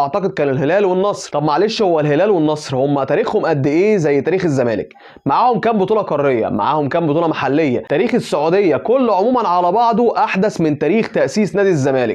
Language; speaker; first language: Arabic; native; Arabic